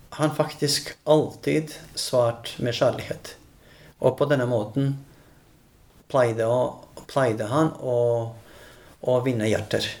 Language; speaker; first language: Norwegian; non-native, fluent; Bosnian